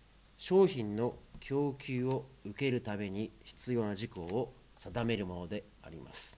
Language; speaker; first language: Japanese; native; Japanese